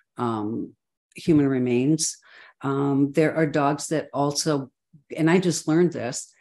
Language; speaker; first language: English; native; English